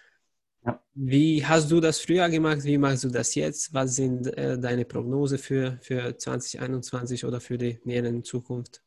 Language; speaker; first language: German; non-native, fluent; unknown